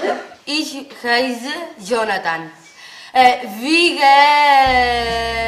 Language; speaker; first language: German; non-native, learner; Catalan